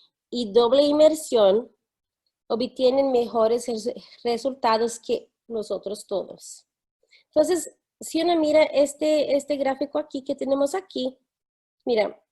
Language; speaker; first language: Spanish; non-native, fluent; English